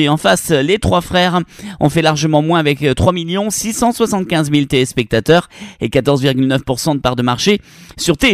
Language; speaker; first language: French; native; French